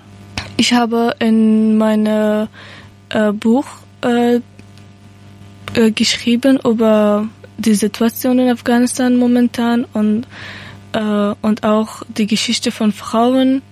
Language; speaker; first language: German; non-native, learner; Persian